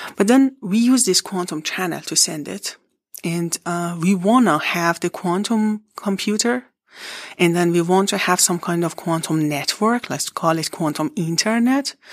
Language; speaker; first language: English; non-native, fluent; Persian